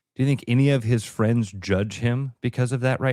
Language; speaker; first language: English; native; English